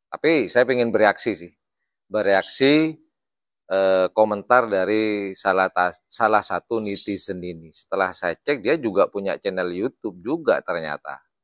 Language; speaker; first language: Indonesian; non-native, local second language; Madurese